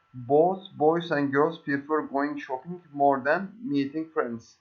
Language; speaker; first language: English; non-native, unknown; Turkish